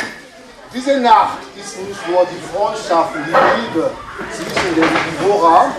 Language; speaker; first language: German; non-native, fluent; French